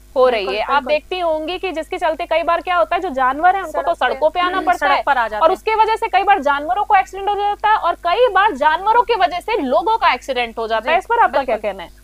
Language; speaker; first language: Hindi; native; Hindi